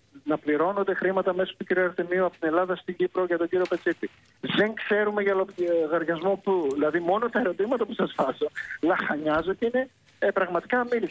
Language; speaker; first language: Greek; native; Greek